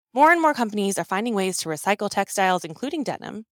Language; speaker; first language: English; early bilingual, other home language; Hindi